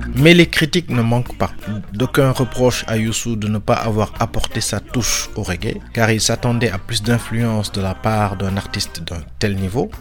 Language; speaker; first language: French; non-native, local second language; Wolof